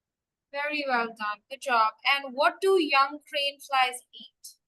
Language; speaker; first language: English; non-native, fluent; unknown